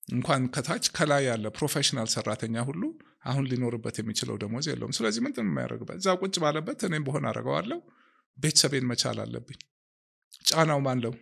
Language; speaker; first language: Amharic; native; Amharic